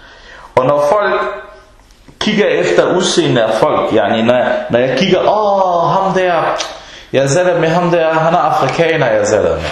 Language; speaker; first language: Danish; early bilingual, other home language; Arabic